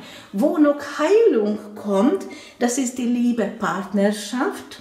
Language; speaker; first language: German; non-native, fluent; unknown